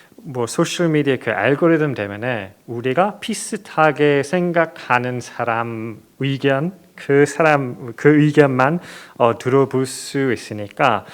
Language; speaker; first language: Korean; non-native, fluent; English